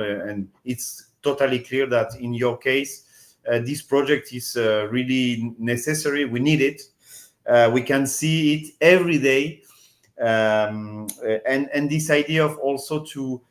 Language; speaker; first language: English; non-native, fluent; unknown